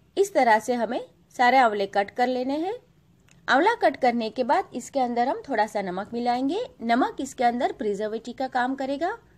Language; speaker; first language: Hindi; non-native, local second language; Gujarati